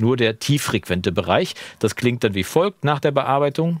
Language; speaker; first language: German; native; German